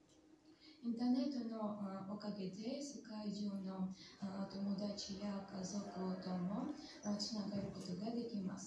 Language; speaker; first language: Japanese; non-native, fluent; Armenian